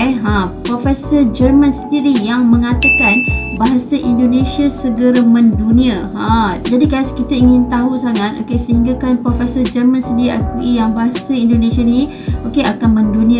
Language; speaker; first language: Malay; native; Malay